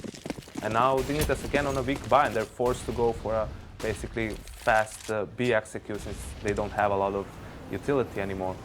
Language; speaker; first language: English; non-native, fluent; Danish